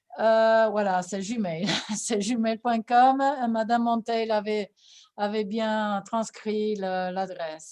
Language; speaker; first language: French; non-native, fluent; Italian